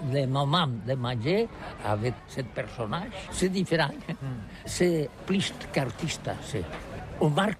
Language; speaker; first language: French; non-native, learner; Catalan